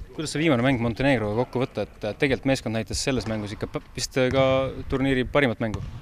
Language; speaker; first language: Estonian; native; Estonian